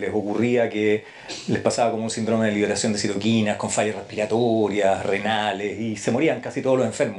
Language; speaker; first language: Spanish; native; Spanish